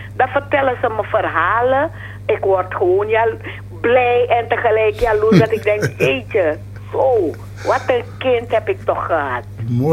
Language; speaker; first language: Dutch; non-native, fluent; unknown